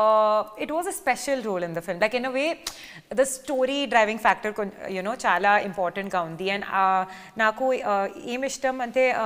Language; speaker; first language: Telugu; non-native, learner; Punjabi